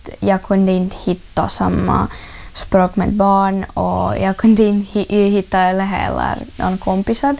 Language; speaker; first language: Swedish; non-native, fluent; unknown